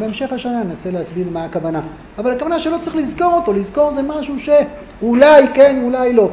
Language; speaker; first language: Hebrew; native; Hebrew